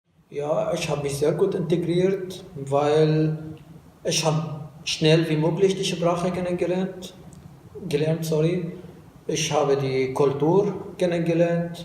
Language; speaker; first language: German; non-native, fluent; Arabic